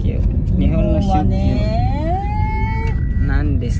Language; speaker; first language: Japanese; non-native, learner; Indonesian